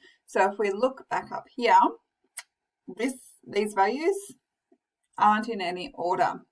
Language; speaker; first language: English; native; English